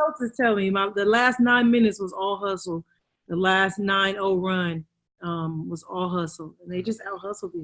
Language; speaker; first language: English; native; English